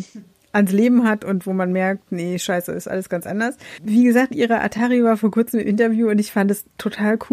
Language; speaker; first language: German; native; German